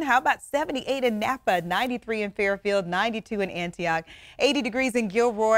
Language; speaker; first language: English; native; English